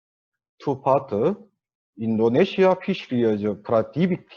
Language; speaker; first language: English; non-native, learner; Korean